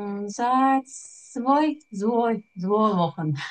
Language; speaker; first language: German; non-native, learner; Turkish